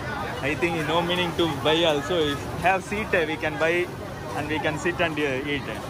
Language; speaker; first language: English; non-native, learner; Tamil